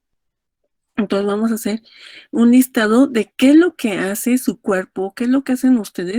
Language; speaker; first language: Spanish; native; Spanish